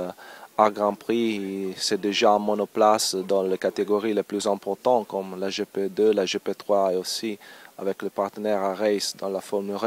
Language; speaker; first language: French; non-native, learner; Italian